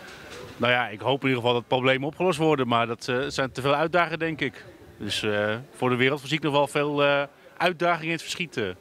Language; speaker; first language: Dutch; native; Dutch